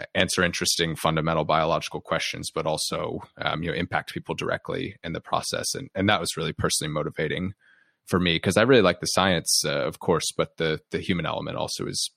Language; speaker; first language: English; native; English